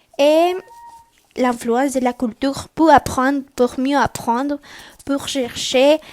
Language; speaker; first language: French; non-native, learner; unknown